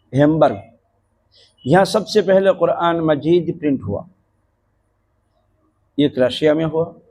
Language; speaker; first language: Urdu; non-native, fluent; Bangla